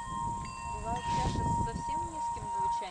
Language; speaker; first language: Russian; native; Russian